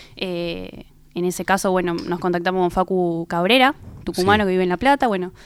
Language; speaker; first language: Spanish; native; Spanish